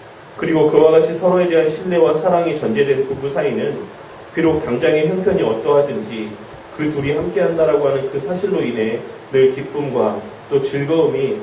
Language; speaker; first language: Korean; native; Korean